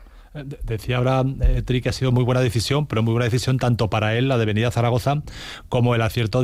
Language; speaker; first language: Spanish; native; Spanish